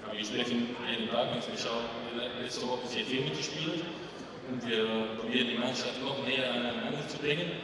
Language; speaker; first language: German; non-native, learner; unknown